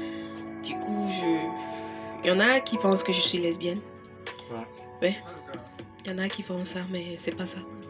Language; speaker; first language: French; non-native, local second language; English